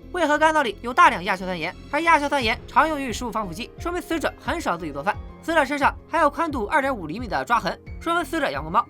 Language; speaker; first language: Chinese; native; Chinese